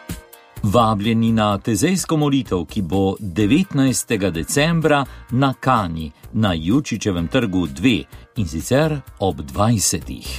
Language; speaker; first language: Slovenian; native; Slovenian